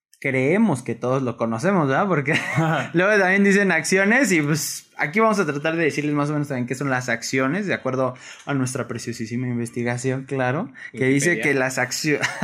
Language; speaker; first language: Spanish; native; Spanish